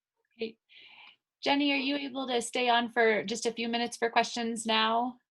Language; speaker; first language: English; native; English